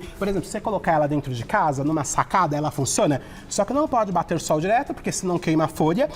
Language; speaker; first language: Portuguese; native; Portuguese